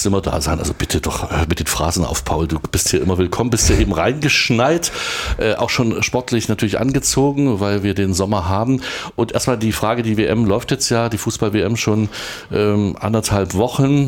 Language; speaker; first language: German; native; German